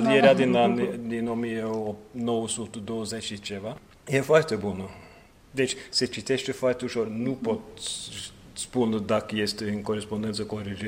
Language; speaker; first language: Romanian; non-native, fluent; Norwegian